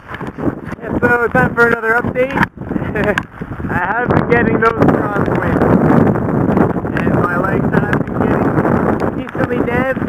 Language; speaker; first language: English; native; English